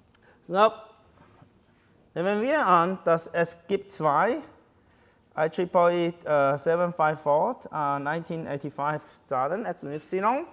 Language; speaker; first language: German; non-native, fluent; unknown